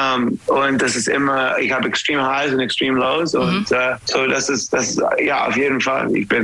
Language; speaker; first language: German; non-native, fluent; English